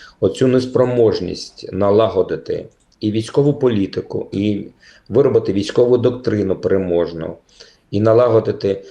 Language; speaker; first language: Ukrainian; native; Ukrainian